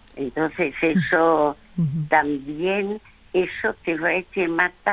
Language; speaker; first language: Spanish; early bilingual, other home language; French